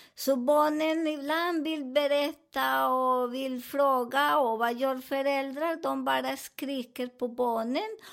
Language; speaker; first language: Swedish; non-native, learner; Spanish